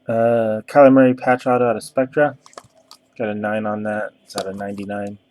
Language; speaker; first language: English; native; English